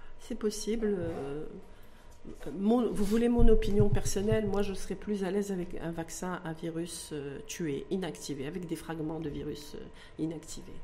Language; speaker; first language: French; non-native, local second language; Arabic